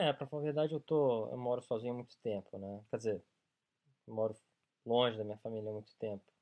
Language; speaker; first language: Portuguese; early bilingual, other home language; English